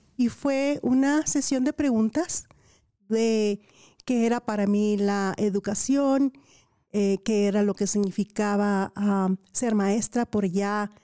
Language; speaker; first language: Spanish; native; Spanish